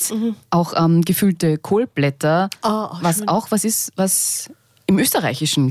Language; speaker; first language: German; early bilingual, other home language; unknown